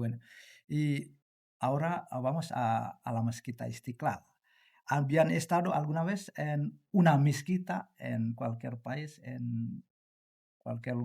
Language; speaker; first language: Spanish; non-native, learner; Indonesian